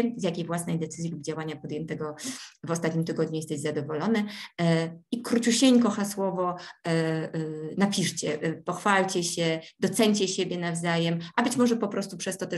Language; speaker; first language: Polish; native; Polish